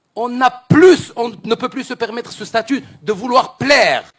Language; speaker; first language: French; non-native, local second language; Arabic